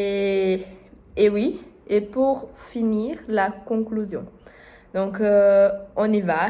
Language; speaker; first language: French; non-native, learner; Portuguese